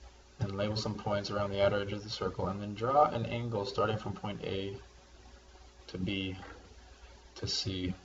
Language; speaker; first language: English; native; English